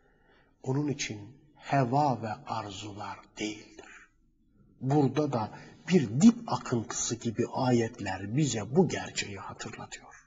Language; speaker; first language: Turkish; native; Turkish